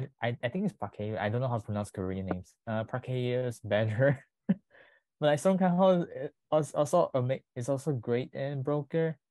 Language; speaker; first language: English; non-native, local second language; Chinese